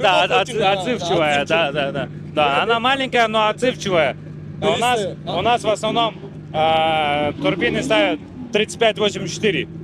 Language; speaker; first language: Russian; native; Russian